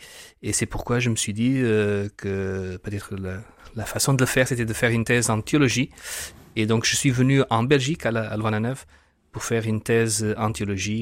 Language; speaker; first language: French; non-native, fluent; Portuguese